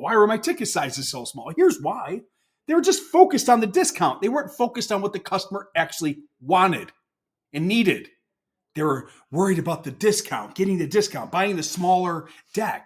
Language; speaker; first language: English; native; English